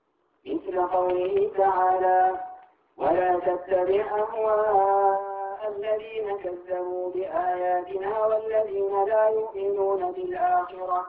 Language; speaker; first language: Arabic; native; Arabic